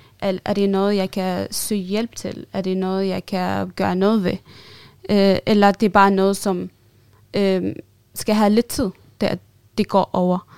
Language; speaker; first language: Danish; non-native, fluent; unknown